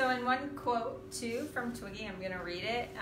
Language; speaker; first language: English; native; English